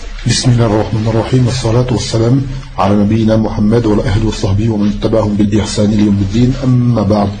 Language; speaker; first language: Arabic; non-native, fluent; French